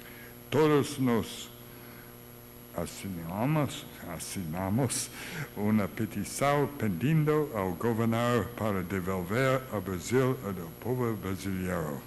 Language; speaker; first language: Portuguese; non-native, learner; English